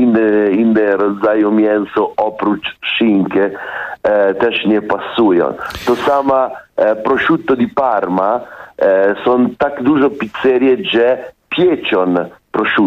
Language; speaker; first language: Polish; non-native, fluent; Italian